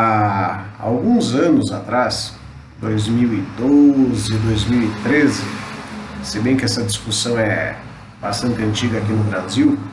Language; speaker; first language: Portuguese; native; Portuguese